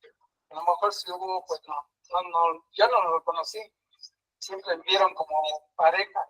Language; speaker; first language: Spanish; native; Spanish